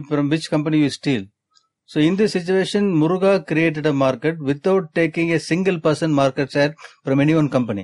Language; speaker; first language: English; non-native, local second language; Tamil